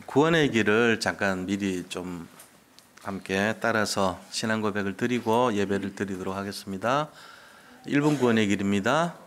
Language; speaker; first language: Korean; native; Korean